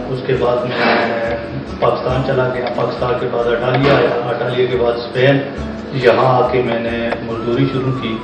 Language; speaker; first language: Urdu; non-native, local second language; Pahari-Potwari